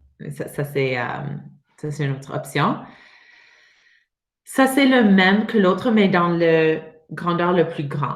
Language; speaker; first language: French; non-native, learner; English